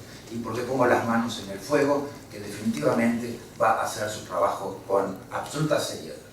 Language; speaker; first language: Spanish; native; Spanish